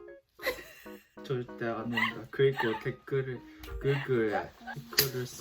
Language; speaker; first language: Korean; non-native, learner; Japanese